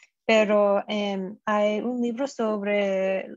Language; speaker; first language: Spanish; non-native, fluent; English